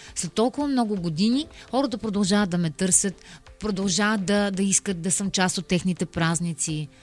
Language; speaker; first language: Bulgarian; native; Bulgarian